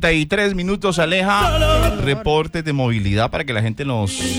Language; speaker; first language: Spanish; native; Spanish